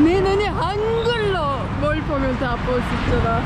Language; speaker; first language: Korean; non-native, learner; Turkish